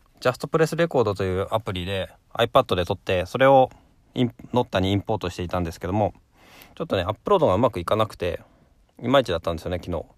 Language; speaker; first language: Japanese; native; Japanese